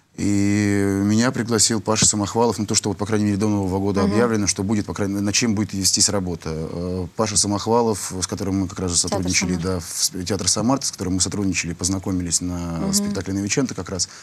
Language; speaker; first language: Russian; native; Russian